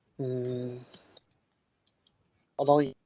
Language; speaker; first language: English; non-native, learner; Chinese